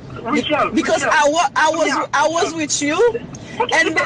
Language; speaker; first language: English; non-native, fluent; Haitian Creole